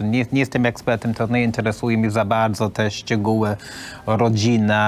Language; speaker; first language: Polish; non-native, learner; English